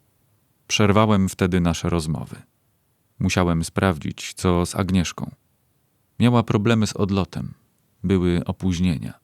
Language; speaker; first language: Polish; native; Polish